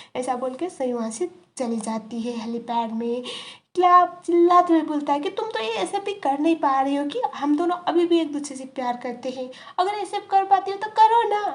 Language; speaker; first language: Hindi; native; Hindi